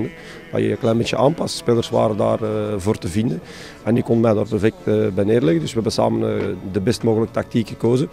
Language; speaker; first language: Dutch; native; Dutch